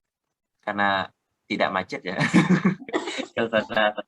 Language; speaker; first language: Indonesian; non-native, learner; Khmer